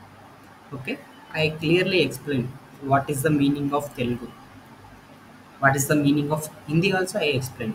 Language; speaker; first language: English; non-native, learner; Telugu